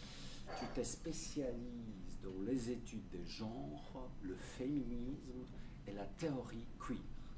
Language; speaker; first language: French; non-native, fluent; Polish